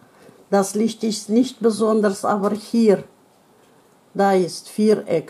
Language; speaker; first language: German; non-native, learner; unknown